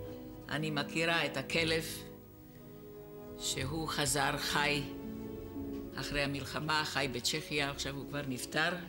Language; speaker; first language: Hebrew; non-native, fluent; Czech